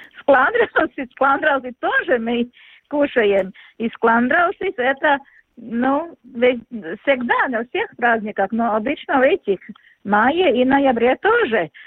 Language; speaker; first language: Russian; non-native, local second language; Latvian